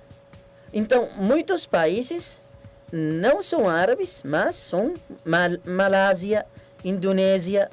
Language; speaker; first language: Portuguese; non-native, learner; Arabic